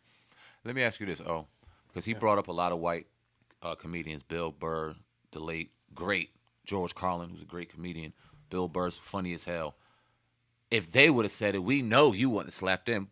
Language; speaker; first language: English; native; English